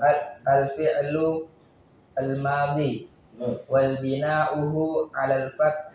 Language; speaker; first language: Arabic; non-native, learner; Indonesian